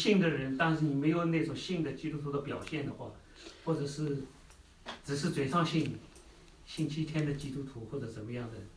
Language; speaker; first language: Chinese; native; Chinese